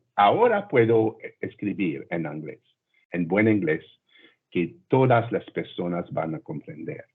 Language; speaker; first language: Spanish; non-native, learner; French